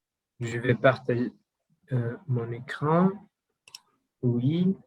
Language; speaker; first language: French; non-native, learner; Portuguese